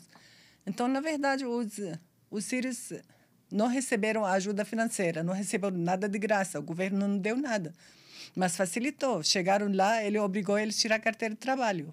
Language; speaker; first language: Portuguese; non-native, fluent; Arabic